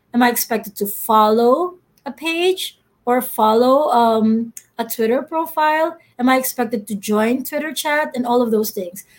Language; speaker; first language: English; non-native, local second language; Filipino